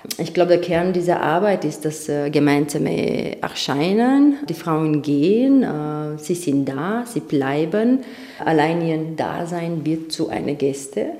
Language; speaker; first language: German; non-native, fluent; Romanian